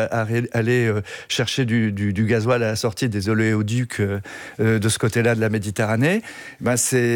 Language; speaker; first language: French; native; French